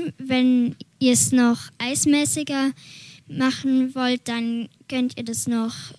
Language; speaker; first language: German; native; German